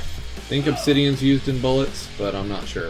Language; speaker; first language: English; native; English